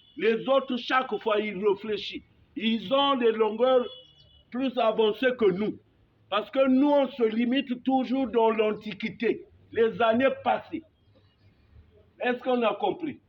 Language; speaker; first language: French; native; French